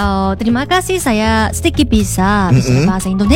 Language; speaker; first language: Indonesian; non-native, learner; Korean